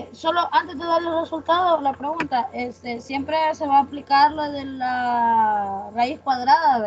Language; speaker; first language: Spanish; native; Spanish